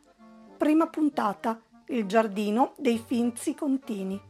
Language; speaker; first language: Italian; native; Italian